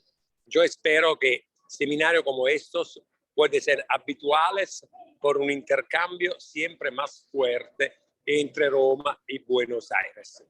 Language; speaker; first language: Spanish; non-native, learner; Italian